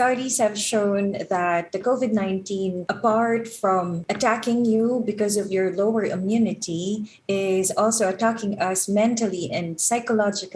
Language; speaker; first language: English; non-native, local second language; Filipino